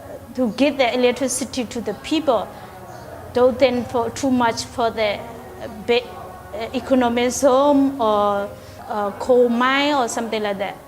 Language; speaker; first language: English; non-native, learner; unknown